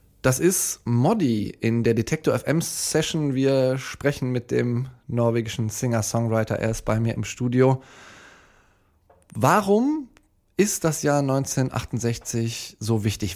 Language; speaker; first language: German; native; German